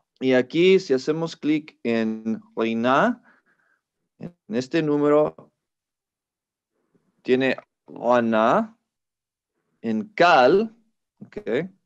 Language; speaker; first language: Spanish; non-native, fluent; English